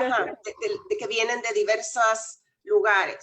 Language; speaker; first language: Spanish; native; Spanish